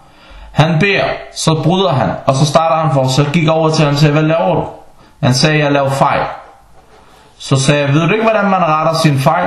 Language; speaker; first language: Danish; non-native, fluent; Arabic